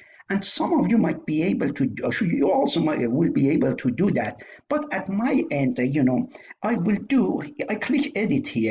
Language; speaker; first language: English; non-native, fluent; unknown